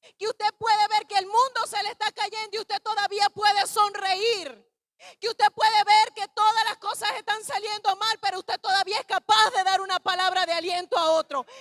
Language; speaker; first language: Spanish; native; Spanish